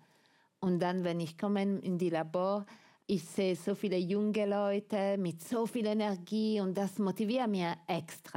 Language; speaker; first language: German; non-native, fluent; Italian